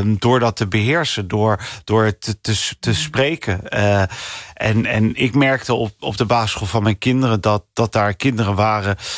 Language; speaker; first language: Dutch; early bilingual, other home language; Punjabi